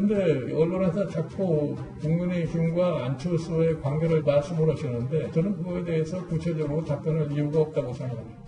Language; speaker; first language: Korean; native; Korean